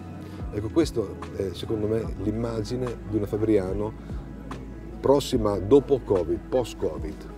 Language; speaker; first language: Italian; native; Italian